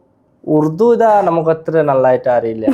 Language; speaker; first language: Malayalam; non-native, local second language; Bangla